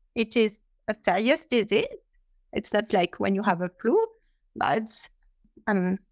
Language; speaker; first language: English; non-native, fluent; French